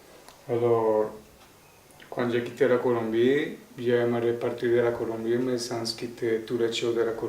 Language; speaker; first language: French; non-native, fluent; Spanish